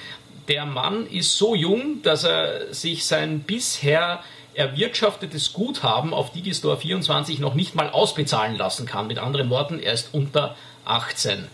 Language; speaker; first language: German; native; German